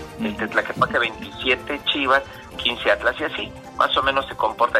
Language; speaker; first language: Spanish; native; Spanish